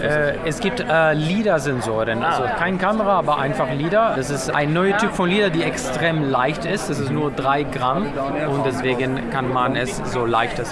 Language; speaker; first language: German; non-native, learner; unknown